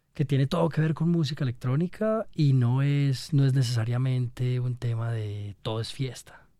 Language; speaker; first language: Spanish; native; Spanish